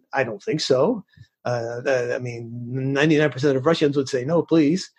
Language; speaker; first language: English; early bilingual, other home language; Spanish